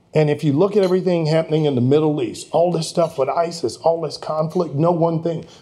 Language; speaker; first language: English; native; English